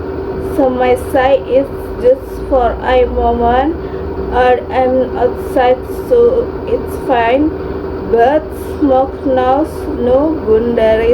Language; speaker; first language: English; non-native, learner; Indonesian